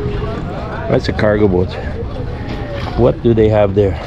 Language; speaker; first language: English; native; English